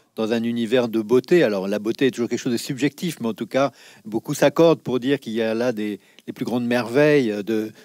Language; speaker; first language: French; native; French